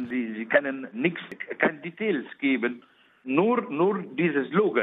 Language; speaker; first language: German; non-native, learner; Arabic